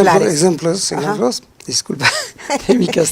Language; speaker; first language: Spanish; non-native, fluent; French